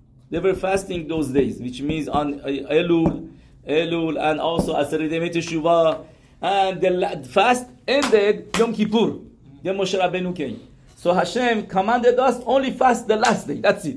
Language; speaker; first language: English; non-native, fluent; Persian